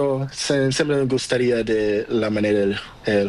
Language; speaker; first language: Spanish; non-native, learner; Portuguese